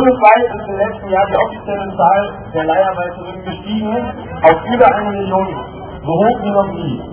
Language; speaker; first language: German; native; German